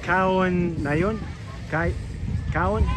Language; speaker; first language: Filipino; non-native, learner; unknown